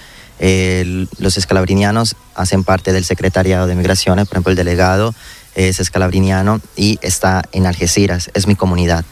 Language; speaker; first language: Spanish; native; Spanish